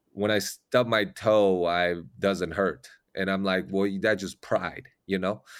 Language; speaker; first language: English; non-native, fluent; Chinese